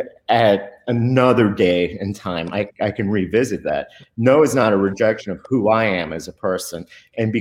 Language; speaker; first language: English; early bilingual, other home language; Spanish